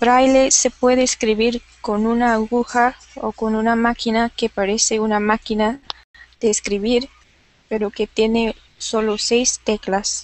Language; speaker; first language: Spanish; non-native, learner; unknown